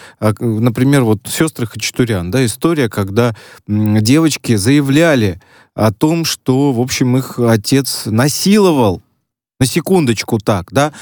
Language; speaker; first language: Russian; native; Russian